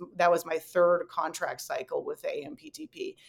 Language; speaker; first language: English; native; English